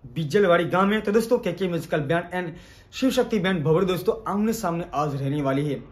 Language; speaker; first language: Hindi; non-native, local second language; Gamit